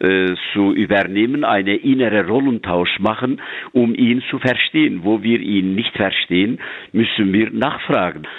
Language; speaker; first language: German; non-native, fluent; Turkish